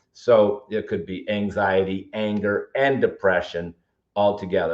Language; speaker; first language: English; native; English